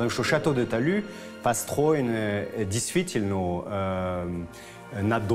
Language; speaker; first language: Russian; non-native, fluent; French